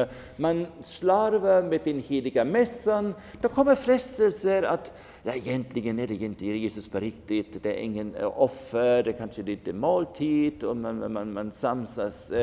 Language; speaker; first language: Swedish; non-native, fluent; German